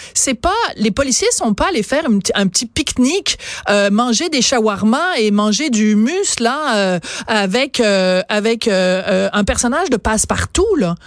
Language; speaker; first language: French; native; French